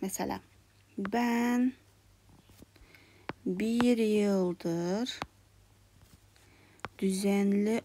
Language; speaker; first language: Turkish; non-native, fluent; Kara-Kalpak